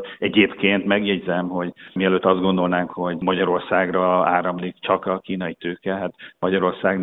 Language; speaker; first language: Hungarian; native; Hungarian